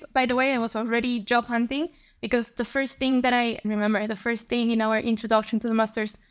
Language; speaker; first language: English; non-native, fluent; Spanish